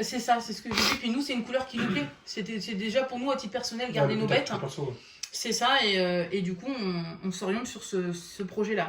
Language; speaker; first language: French; native; French